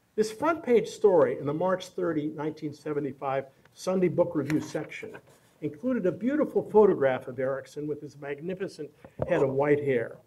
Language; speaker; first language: English; native; English